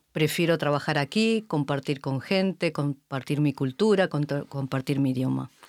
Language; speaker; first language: Spanish; native; Spanish